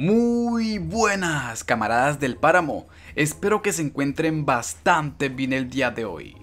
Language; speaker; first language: Spanish; native; Spanish